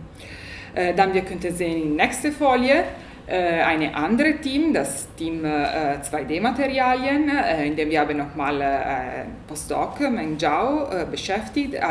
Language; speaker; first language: German; non-native, learner; Italian